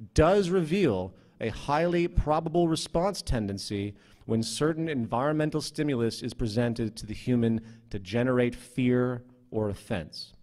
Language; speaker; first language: English; native; English